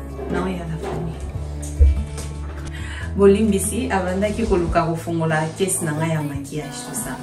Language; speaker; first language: French; non-native, local second language; Lingala